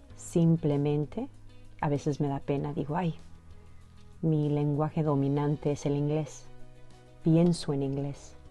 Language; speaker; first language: Spanish; early bilingual, heritage; Spanish